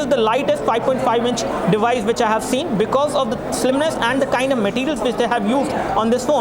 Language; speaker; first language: English; non-native, local second language; Hindi